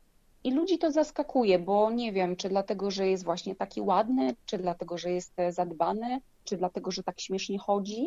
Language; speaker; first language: Polish; native; Polish